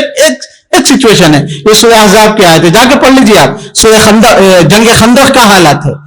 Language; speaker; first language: Urdu; native; Urdu